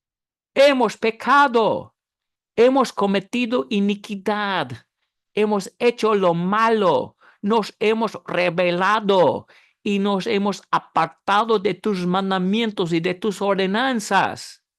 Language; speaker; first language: Spanish; non-native, fluent; English